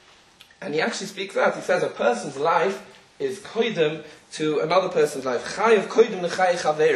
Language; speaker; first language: English; native; English